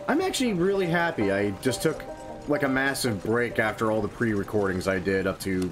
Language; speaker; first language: English; native; English